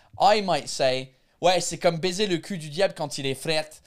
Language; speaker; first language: French; non-native, fluent; English